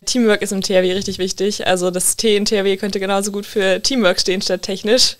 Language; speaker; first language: German; native; German